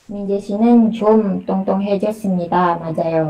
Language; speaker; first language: Korean; non-native, learner; Indonesian